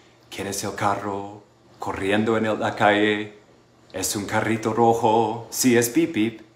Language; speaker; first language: Spanish; non-native, fluent; English